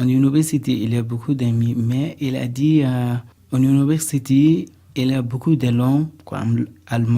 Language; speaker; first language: French; non-native, learner; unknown